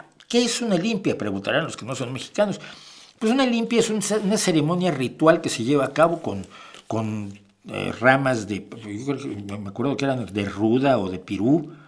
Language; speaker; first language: Spanish; native; Spanish